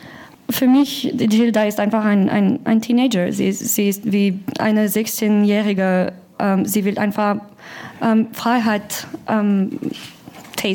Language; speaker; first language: German; non-native, learner; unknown